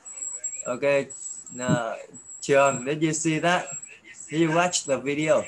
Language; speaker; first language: English; non-native, fluent; Vietnamese